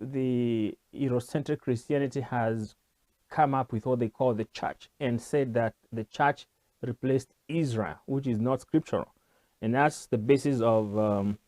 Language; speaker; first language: English; non-native, local second language; Kikuyu